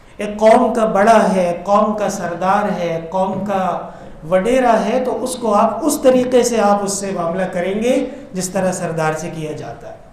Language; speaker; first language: Urdu; non-native, local second language; Pashto